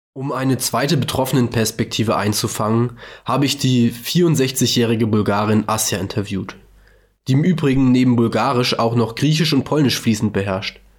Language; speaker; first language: German; native; German